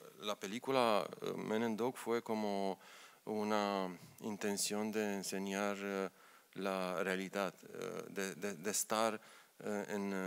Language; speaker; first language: Spanish; non-native, learner; Romanian